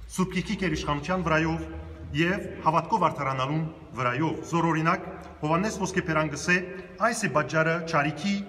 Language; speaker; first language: Armenian; early bilingual, heritage; Armenian